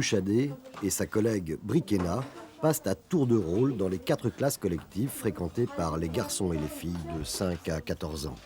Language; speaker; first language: French; native; French